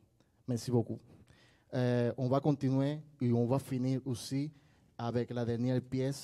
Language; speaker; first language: French; non-native, learner; Spanish